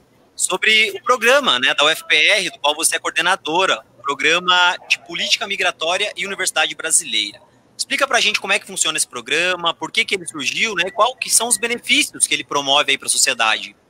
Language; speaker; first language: Portuguese; native; Portuguese